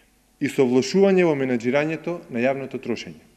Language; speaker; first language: Macedonian; native; Macedonian